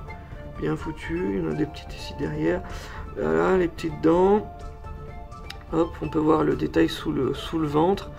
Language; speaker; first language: French; native; French